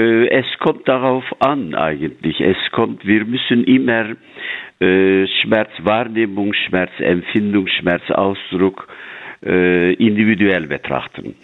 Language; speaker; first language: German; non-native, fluent; Turkish